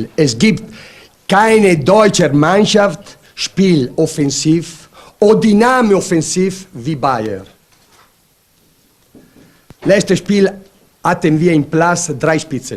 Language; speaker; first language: German; non-native, learner; Italian